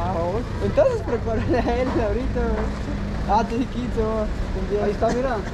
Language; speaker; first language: Spanish; native; Spanish